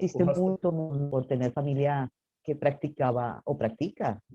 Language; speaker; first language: Portuguese; non-native, learner; Spanish